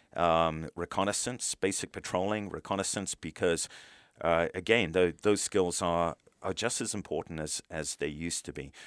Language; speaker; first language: English; native; English